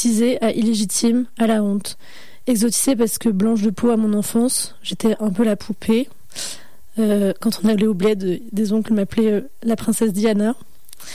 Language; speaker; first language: French; non-native, local second language; Arabic